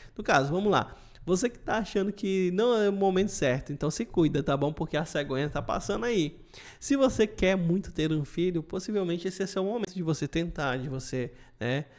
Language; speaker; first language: Portuguese; native; Portuguese